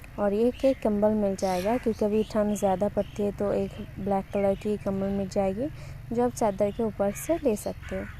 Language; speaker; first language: Hindi; non-native, local second language; Bangla